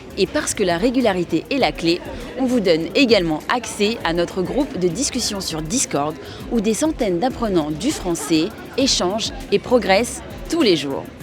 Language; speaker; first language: French; native; French